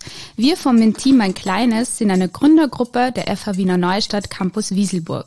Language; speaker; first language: German; native; German